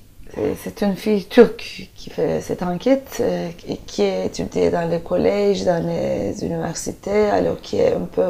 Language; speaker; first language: French; non-native, fluent; Turkish